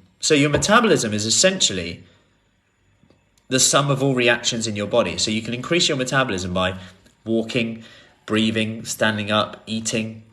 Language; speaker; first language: English; native; English